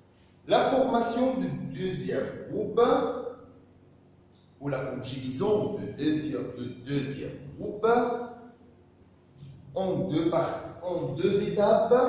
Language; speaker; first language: French; non-native, fluent; Arabic